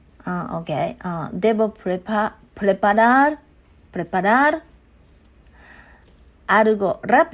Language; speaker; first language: Spanish; non-native, learner; Japanese